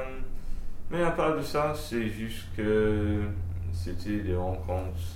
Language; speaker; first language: French; early bilingual, heritage; French